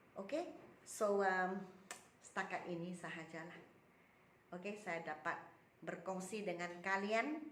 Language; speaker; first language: Malay; non-native, local second language; Chinese